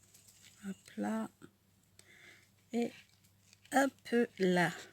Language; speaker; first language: French; native; French